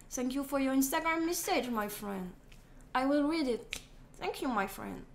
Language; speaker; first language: English; non-native, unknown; French